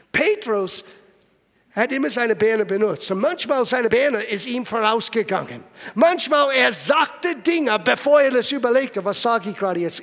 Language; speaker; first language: German; non-native, fluent; English